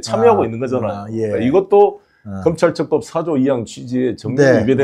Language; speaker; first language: Korean; native; Korean